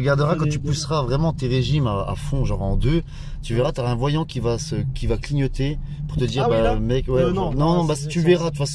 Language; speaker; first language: French; native; French